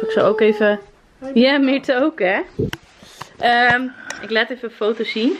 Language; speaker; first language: Dutch; native; Dutch